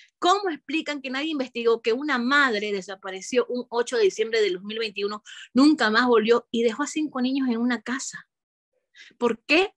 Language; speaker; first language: Spanish; native; Spanish